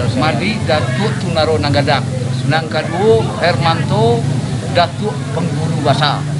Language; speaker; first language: Indonesian; non-native, local second language; Minangkabau